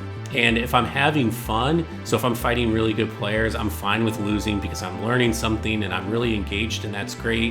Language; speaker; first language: English; native; English